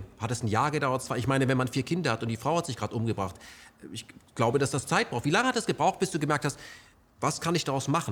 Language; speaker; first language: German; native; German